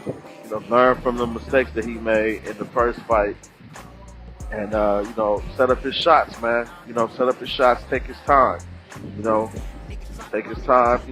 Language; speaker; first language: English; native; English